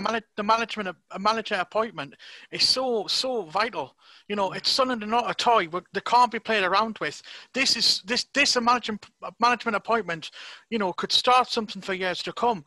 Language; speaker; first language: English; native; English